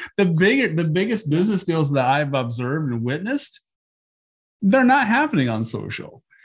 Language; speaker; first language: English; native; English